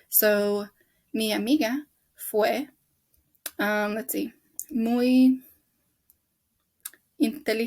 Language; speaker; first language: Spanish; non-native, fluent; English